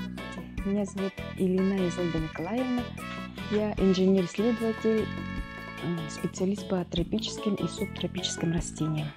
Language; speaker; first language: Russian; native; Russian